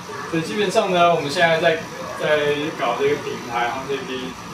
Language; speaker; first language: Chinese; native; Chinese